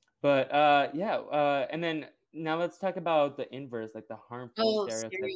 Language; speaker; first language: English; early bilingual, other home language; Portuguese